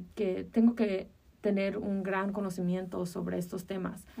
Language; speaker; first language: Spanish; early bilingual, heritage; Spanish